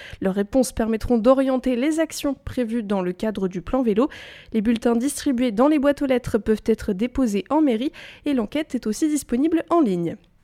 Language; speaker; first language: French; native; French